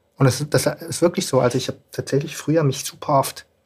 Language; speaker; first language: German; native; German